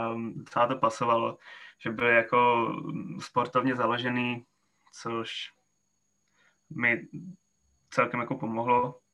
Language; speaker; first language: Czech; native; Czech